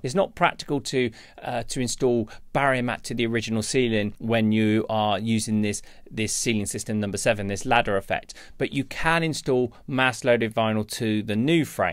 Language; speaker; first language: English; native; English